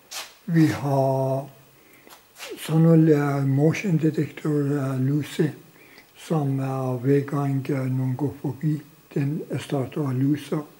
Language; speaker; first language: Danish; non-native, local second language; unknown